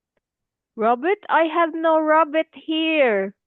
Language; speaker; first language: English; non-native, fluent; Filipino